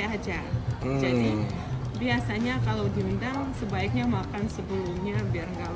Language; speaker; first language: Indonesian; non-native, fluent; Russian